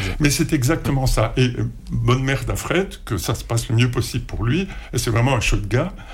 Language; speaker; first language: French; native; French